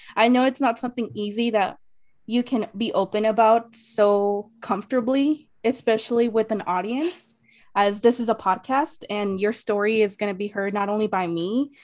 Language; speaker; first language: English; native; English